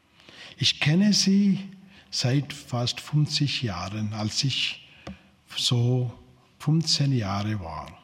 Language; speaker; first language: German; non-native, learner; Telugu